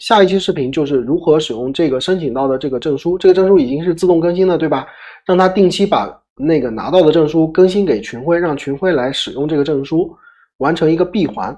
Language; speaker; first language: Chinese; native; Chinese